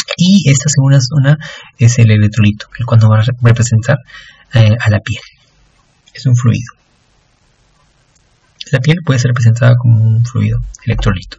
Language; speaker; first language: Spanish; native; Spanish